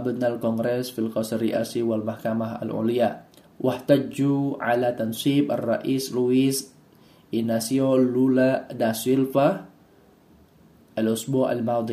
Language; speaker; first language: Arabic; non-native, fluent; Indonesian